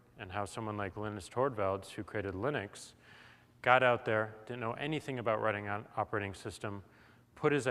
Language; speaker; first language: English; native; English